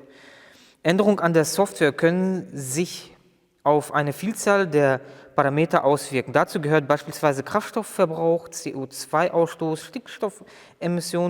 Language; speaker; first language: German; native; German